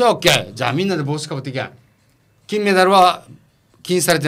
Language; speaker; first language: Japanese; native; Japanese